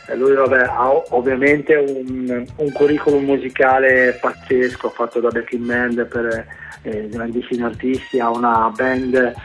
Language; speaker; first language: Italian; native; Italian